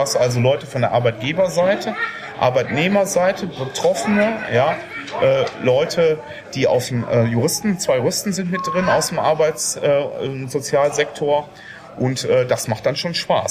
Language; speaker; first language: German; native; German